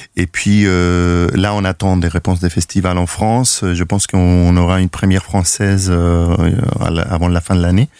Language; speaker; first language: French; non-native, fluent; Spanish